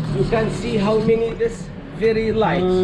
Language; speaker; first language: English; non-native, learner; Arabic